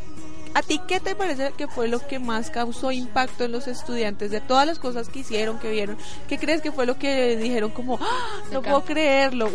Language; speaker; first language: Spanish; native; Spanish